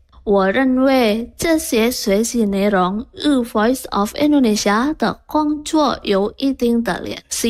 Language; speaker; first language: Chinese; non-native, fluent; Indonesian